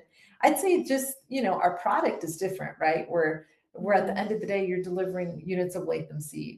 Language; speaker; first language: English; native; English